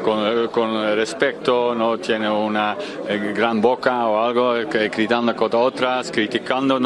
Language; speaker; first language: Spanish; non-native, learner; Dutch